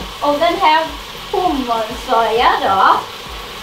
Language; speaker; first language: Swedish; non-native, learner; Thai